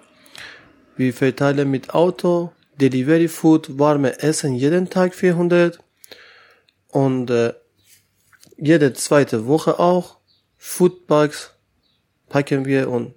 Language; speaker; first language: German; non-native, learner; Persian